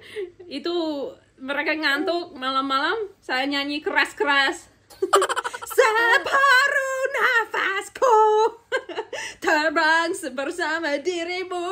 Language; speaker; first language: Indonesian; non-native, fluent; English